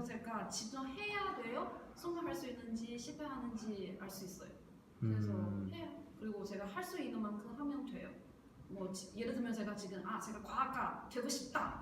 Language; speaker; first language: Korean; non-native, learner; Chinese